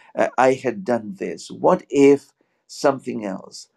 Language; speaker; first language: English; non-native, fluent; Spanish